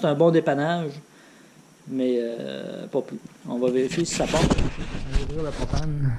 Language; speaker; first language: French; native; French